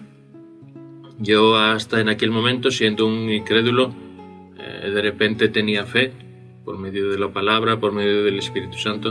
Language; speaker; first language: Spanish; non-native, fluent; Greek